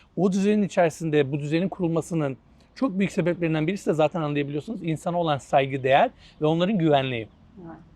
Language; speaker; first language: Turkish; native; Turkish